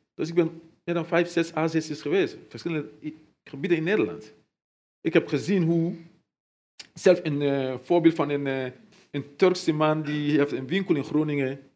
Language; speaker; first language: Dutch; non-native, fluent; Mandingo